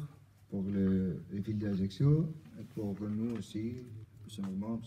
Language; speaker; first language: French; non-native, learner; Albanian